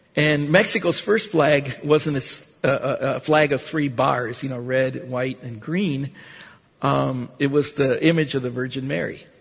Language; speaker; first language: English; early bilingual, other home language; Spanish